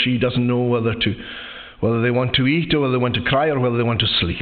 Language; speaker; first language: English; native; English